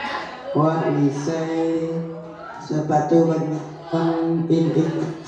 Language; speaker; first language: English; non-native, learner; Indonesian